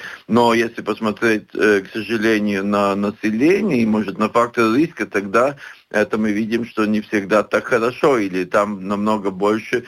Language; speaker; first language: Russian; non-native, local second language; Latvian